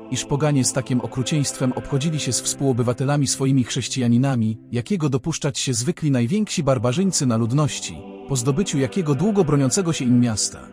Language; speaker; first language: Polish; native; Polish